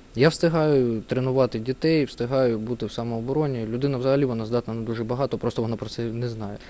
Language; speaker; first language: Ukrainian; non-native, local second language; Russian